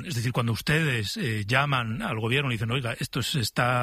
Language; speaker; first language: Spanish; native; Spanish